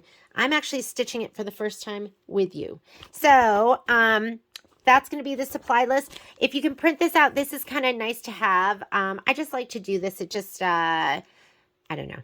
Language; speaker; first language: English; native; English